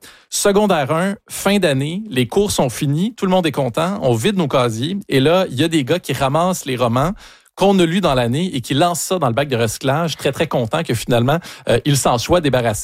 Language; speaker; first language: French; native; French